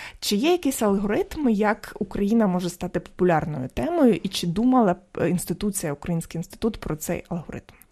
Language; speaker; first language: Ukrainian; native; Ukrainian